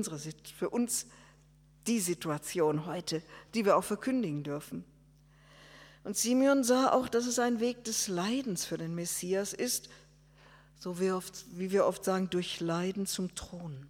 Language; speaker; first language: German; native; German